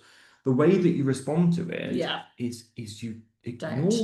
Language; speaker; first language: English; native; English